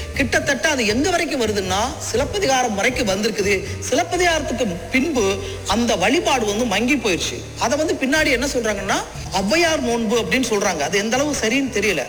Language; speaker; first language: Tamil; native; Tamil